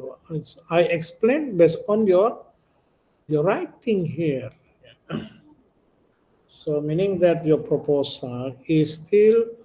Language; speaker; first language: English; non-native, local second language; Indonesian